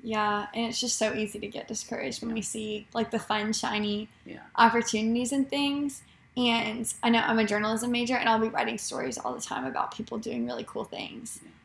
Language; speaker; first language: English; native; English